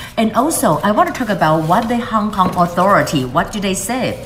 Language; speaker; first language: English; non-native, fluent; Chinese